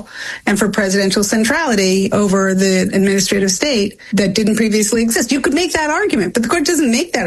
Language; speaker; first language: English; native; English